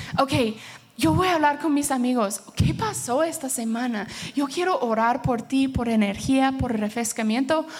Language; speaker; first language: Spanish; early bilingual, heritage; Spanish